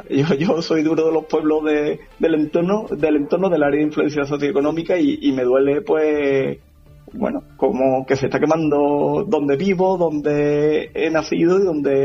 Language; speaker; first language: Spanish; native; Spanish